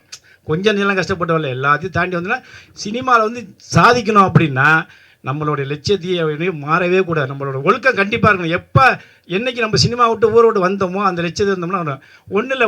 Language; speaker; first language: Tamil; native; Tamil